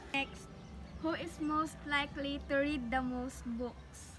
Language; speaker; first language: English; non-native, local second language; Filipino